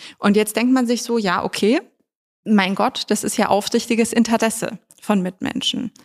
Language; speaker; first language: German; native; German